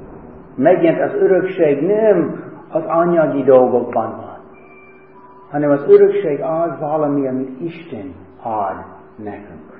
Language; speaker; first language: Hungarian; non-native, fluent; English